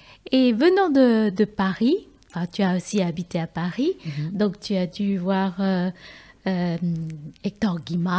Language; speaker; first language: French; non-native, fluent; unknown